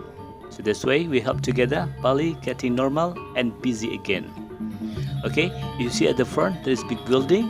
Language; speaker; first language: English; non-native, learner; Indonesian